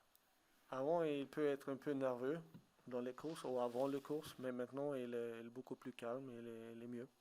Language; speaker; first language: French; non-native, fluent; Swedish